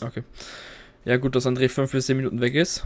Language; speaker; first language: German; native; German